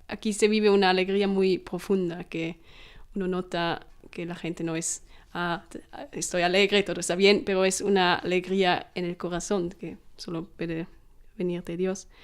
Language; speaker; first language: Spanish; non-native, fluent; German